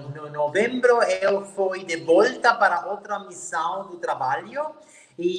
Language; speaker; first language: Spanish; non-native, fluent; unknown